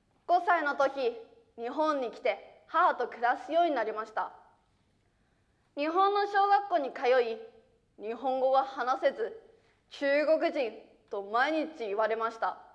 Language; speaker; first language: Japanese; early bilingual, other home language; Chinese